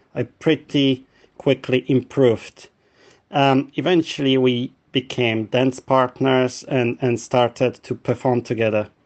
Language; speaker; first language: English; non-native, fluent; Polish